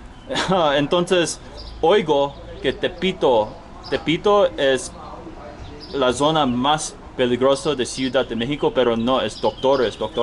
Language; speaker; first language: Spanish; non-native, learner; English